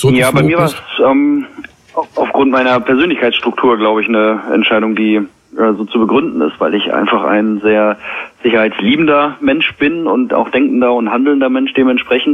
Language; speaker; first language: German; native; German